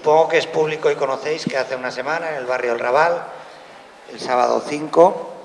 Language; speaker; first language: Spanish; non-native, local second language; Catalan